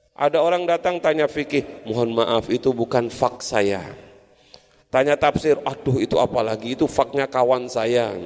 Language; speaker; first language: Indonesian; non-native, local second language; Madurese